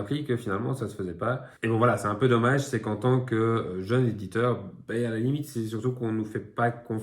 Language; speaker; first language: French; native; French